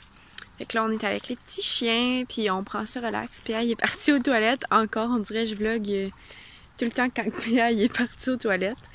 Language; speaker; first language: French; native; French